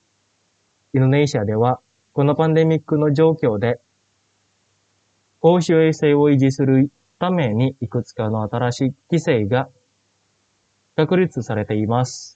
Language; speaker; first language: Japanese; non-native, fluent; Indonesian